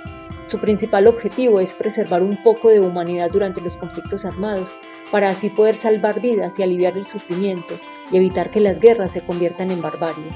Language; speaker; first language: Spanish; native; Spanish